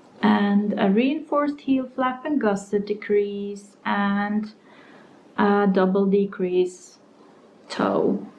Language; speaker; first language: English; non-native, fluent; Norwegian